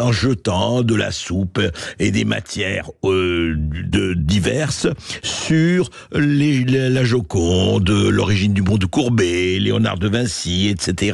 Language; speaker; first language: French; native; French